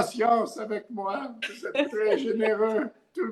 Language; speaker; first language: French; non-native, learner; English